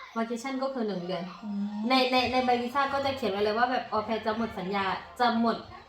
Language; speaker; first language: Thai; native; Thai